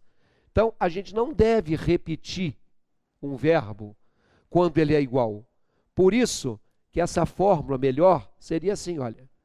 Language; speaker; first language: Portuguese; native; Portuguese